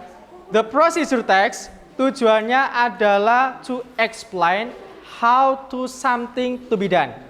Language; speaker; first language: English; non-native, learner; Indonesian